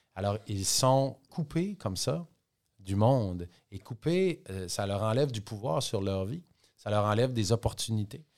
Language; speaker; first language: French; native; French